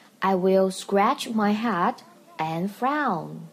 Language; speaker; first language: English; non-native, fluent; Chinese